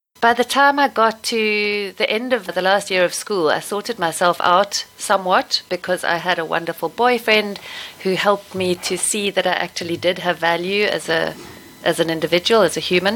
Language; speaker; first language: English; native; English